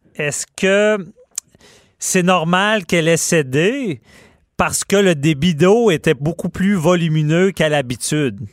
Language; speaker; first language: French; native; French